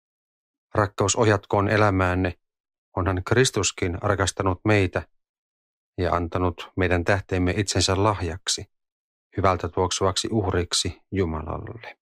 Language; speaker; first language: Finnish; native; Finnish